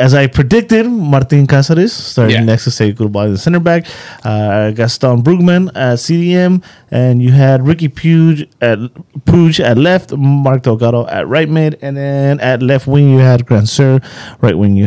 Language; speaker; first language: English; native; English